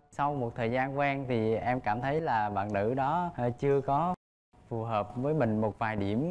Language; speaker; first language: Vietnamese; native; Vietnamese